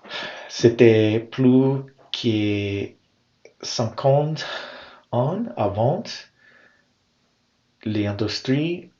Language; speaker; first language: French; non-native, learner; English